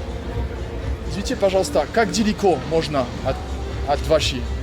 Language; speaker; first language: Russian; non-native, learner; French